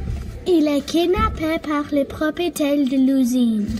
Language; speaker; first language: French; non-native, learner; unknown